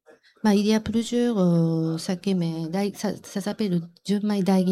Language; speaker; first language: French; non-native, learner; Japanese